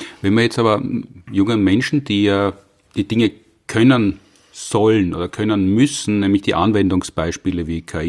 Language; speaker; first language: German; native; German